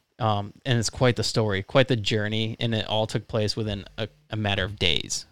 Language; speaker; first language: English; native; English